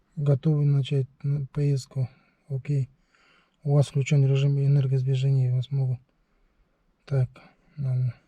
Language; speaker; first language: Russian; non-native, local second language; Kazakh